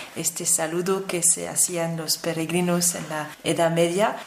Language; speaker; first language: Spanish; non-native, fluent; French